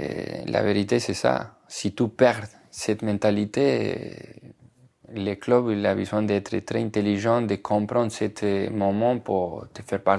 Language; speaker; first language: French; non-native, fluent; Spanish